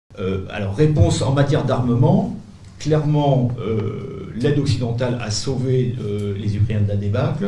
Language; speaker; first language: French; native; French